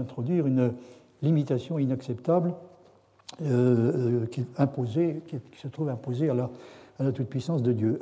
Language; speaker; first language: French; native; French